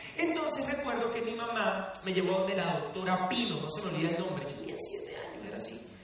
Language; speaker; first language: Spanish; native; Spanish